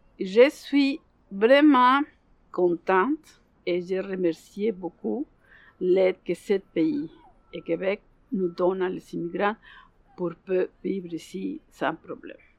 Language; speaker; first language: French; non-native, learner; Spanish